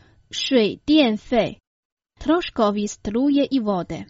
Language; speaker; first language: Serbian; non-native, fluent; Chinese